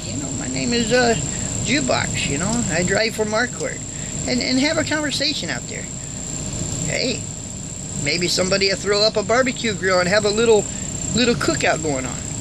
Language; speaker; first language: English; native; English